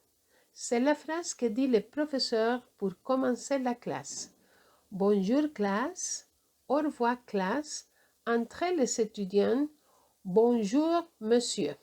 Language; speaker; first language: French; non-native, fluent; Spanish